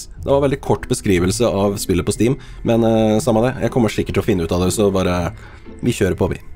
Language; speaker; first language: Norwegian; native; Norwegian